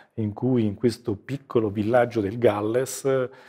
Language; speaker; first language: Italian; native; Italian